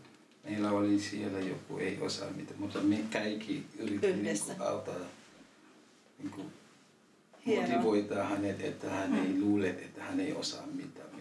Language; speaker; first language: Finnish; non-native, local second language; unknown